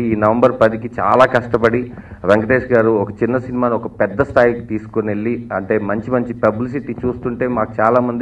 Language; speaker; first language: Telugu; native; Telugu